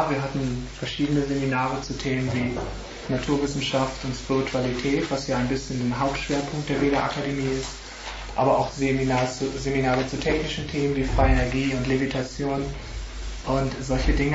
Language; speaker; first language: German; native; German